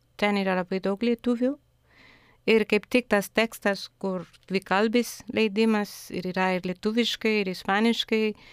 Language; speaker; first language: Lithuanian; non-native, fluent; Spanish